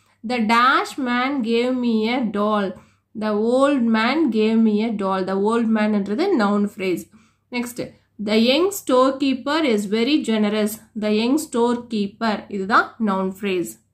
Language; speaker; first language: English; non-native, local second language; Tamil